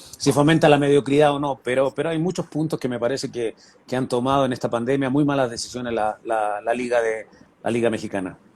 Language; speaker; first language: Spanish; native; Spanish